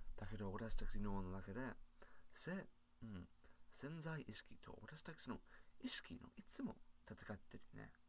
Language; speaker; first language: Japanese; non-native, learner; English